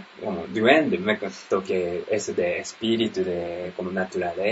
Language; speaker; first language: Spanish; non-native, learner; Japanese